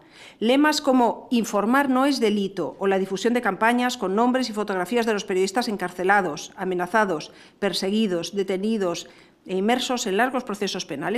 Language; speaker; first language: Spanish; native; Spanish